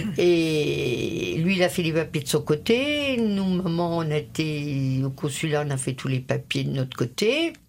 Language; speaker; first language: French; early bilingual, other home language; Italian